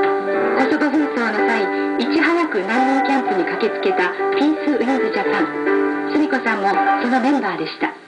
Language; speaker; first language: Japanese; native; Japanese